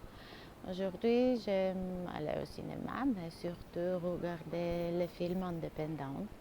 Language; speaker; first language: French; non-native, learner; Bulgarian